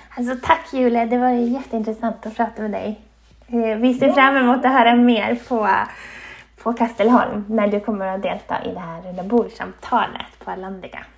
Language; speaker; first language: Swedish; native; Swedish